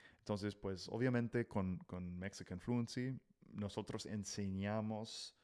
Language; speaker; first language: Spanish; non-native, fluent; English